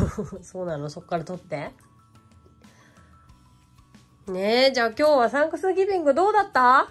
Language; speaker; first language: Japanese; native; Japanese